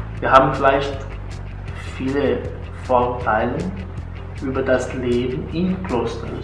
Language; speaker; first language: German; non-native, learner; Portuguese